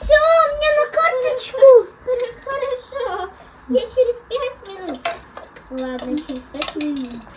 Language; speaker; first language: Russian; early bilingual, other home language; Armenian